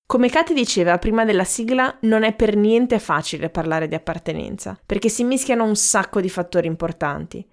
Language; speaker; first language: Italian; native; Italian